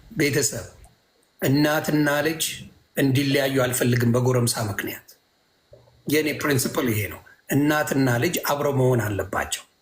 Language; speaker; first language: Amharic; non-native, local second language; Tigrinya